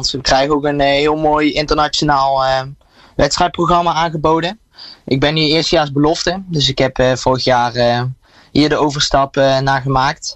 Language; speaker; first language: Dutch; native; Dutch